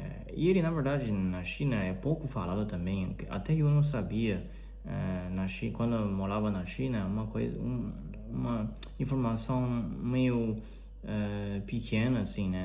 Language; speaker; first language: Portuguese; non-native, learner; Chinese